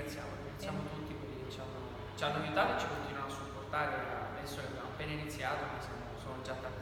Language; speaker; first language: Italian; native; Italian